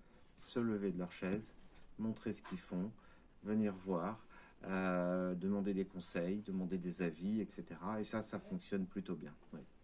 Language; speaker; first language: French; native; French